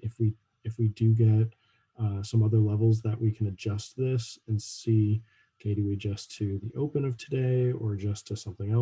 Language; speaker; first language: English; native; English